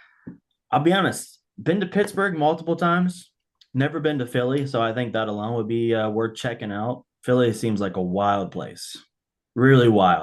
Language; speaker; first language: English; native; English